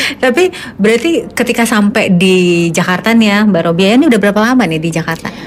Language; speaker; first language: Indonesian; native; Indonesian